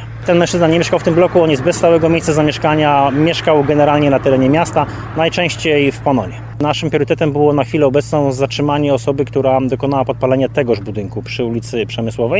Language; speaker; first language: Polish; native; Polish